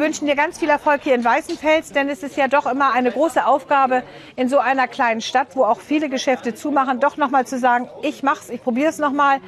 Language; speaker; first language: German; native; German